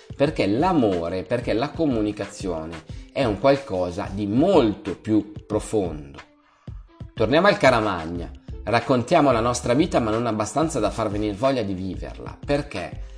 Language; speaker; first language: Italian; native; Italian